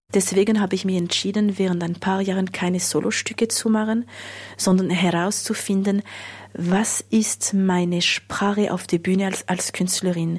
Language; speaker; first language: German; non-native, local second language; French